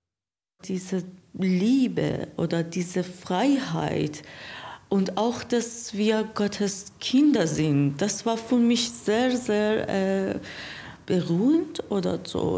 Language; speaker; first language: German; non-native, learner; Persian